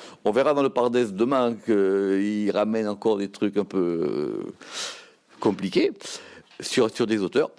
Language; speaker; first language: French; native; French